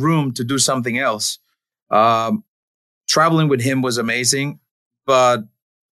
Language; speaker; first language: English; non-native, fluent; Spanish